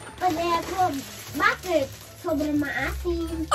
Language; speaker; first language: Filipino; early bilingual, heritage; Filipino